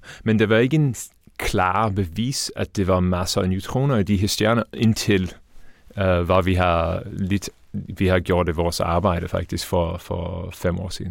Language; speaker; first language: Danish; non-native, fluent; English